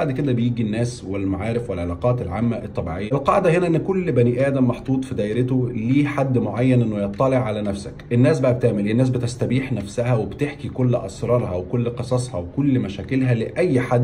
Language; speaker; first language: Arabic; native; Arabic